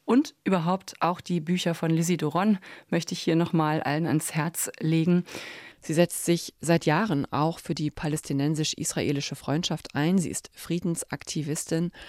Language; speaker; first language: German; native; German